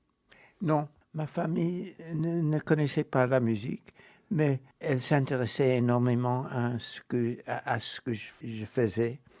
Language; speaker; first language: French; non-native, fluent; English